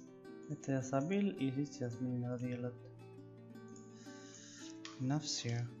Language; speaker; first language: Russian; non-native, learner; Spanish